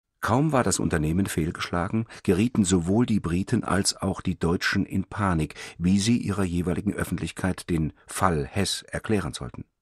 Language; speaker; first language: German; native; German